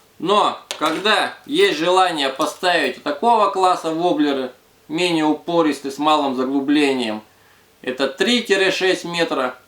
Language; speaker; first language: Russian; native; Russian